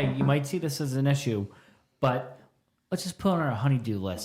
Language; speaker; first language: English; native; English